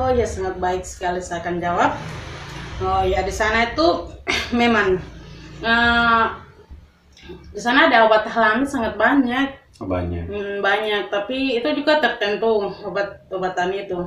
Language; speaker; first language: Indonesian; non-native, local second language; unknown